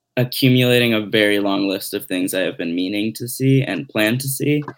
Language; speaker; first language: English; native; English